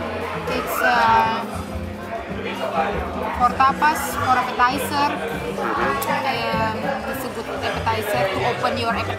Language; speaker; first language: English; non-native, fluent; Indonesian